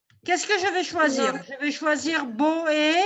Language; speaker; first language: French; non-native, local second language; Arabic